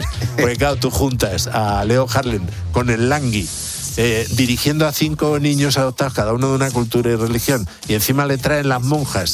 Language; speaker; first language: Spanish; native; Spanish